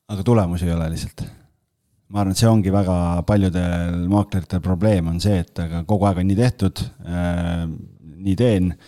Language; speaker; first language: Estonian; native; Estonian